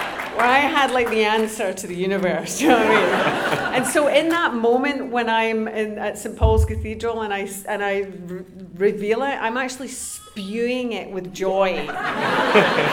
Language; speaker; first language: English; native; English